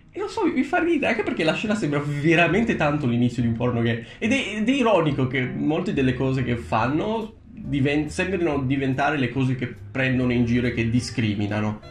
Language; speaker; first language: Italian; early bilingual, other home language; Romanian